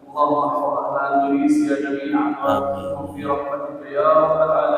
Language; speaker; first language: Arabic; native; Arabic